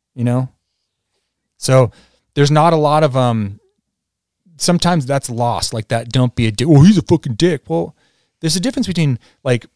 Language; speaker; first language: English; native; English